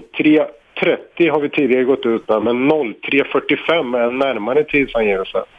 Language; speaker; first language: Swedish; native; Swedish